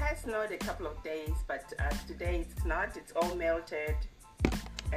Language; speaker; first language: English; non-native, local second language; Shona